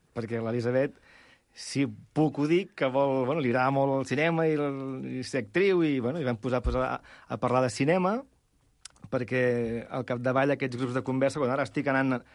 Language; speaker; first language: Catalan; native; Catalan